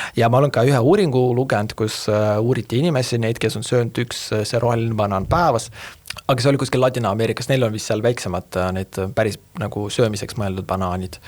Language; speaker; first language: Estonian; non-native, fluent; Russian